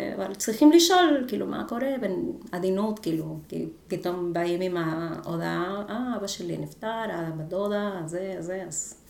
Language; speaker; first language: Hebrew; non-native, fluent; Spanish